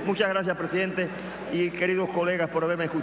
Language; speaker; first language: Spanish; native; Spanish